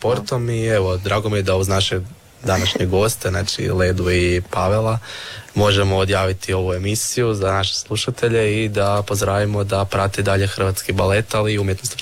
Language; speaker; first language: Serbian; native; Serbian